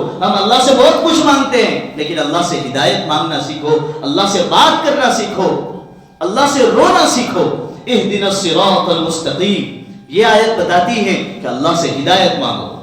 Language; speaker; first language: Urdu; non-native, local second language; Gujarati